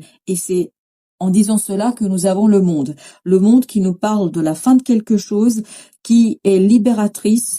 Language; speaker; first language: French; native; French